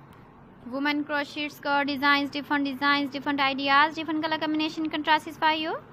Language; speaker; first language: English; non-native, local second language; Urdu